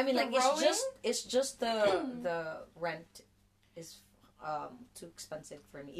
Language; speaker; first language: English; non-native, local second language; Cebuano